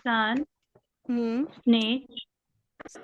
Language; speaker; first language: English; non-native, learner; Hindi